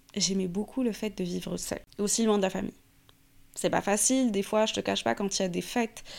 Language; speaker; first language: French; non-native, local second language; Arabic